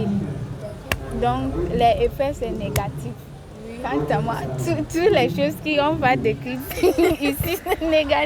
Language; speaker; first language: French; non-native, learner; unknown